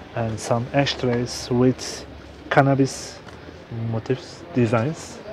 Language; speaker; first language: English; non-native, fluent; Turkish